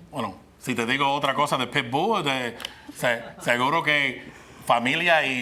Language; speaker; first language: Spanish; early bilingual, other home language; English